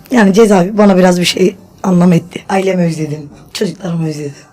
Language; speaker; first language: Turkish; non-native, fluent; Russian